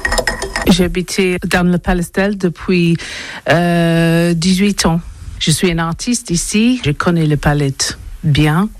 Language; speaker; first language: French; non-native, learner; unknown